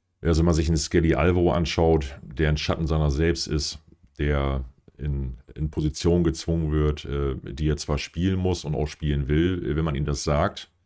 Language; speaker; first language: German; native; German